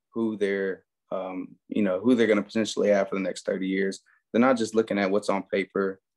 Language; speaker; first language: English; native; English